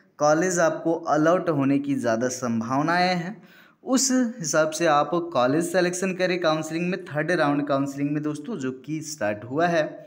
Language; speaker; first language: Hindi; native; Hindi